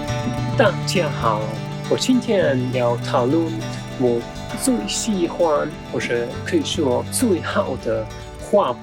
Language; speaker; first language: Chinese; non-native, fluent; German